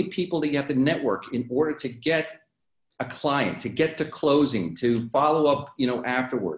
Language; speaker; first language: English; native; English